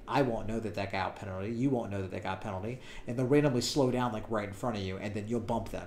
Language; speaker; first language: English; native; English